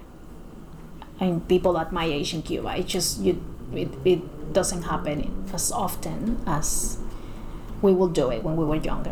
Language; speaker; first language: English; non-native, fluent; Spanish